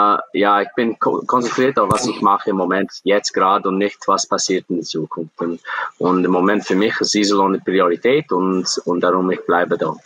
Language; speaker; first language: German; non-native, fluent; English